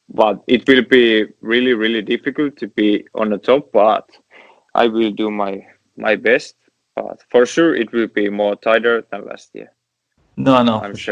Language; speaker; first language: English; non-native, learner; Finnish